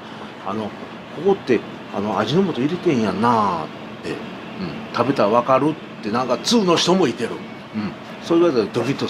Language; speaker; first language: Japanese; native; Japanese